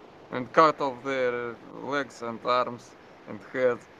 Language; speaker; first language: English; non-native, learner; Russian